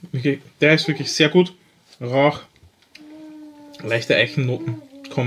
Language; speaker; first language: German; native; German